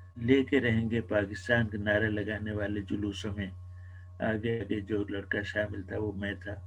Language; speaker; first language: Urdu; native; Urdu